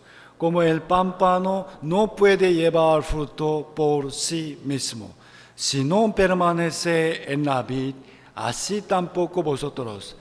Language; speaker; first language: Spanish; non-native, fluent; Korean